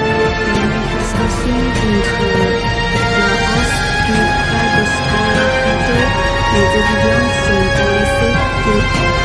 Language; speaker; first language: French; non-native, learner; Chinese